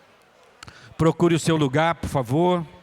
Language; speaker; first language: Portuguese; native; Portuguese